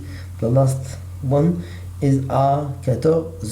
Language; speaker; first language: English; non-native, learner; Arabic